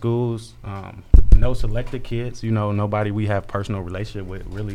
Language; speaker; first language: English; native; English